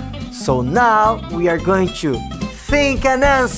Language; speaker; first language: English; non-native, fluent; Portuguese